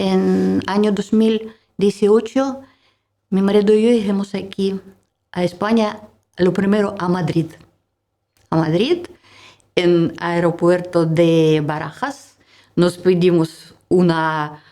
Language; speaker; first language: Spanish; non-native, learner; Russian